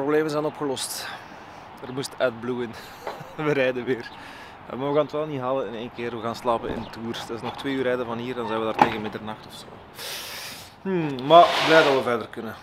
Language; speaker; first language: Dutch; native; Dutch